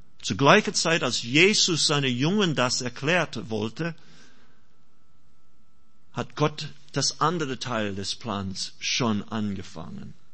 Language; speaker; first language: German; non-native, fluent; English